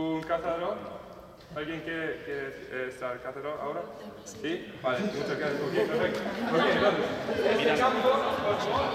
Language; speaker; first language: Spanish; non-native, learner; German